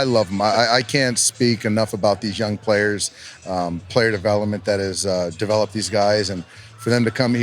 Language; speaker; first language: English; native; English